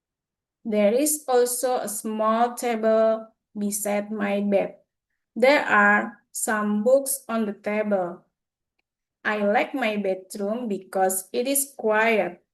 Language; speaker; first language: English; non-native, learner; Indonesian